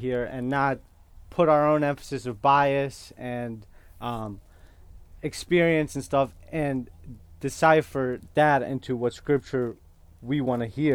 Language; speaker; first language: English; non-native, fluent; Kurdish